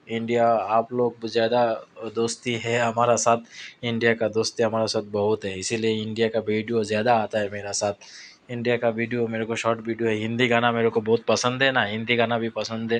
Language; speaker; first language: Hindi; non-native, learner; Bangla